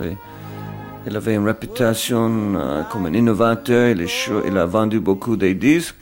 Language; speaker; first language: French; non-native, fluent; English